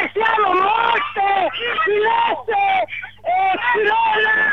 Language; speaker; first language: Italian; non-native, learner; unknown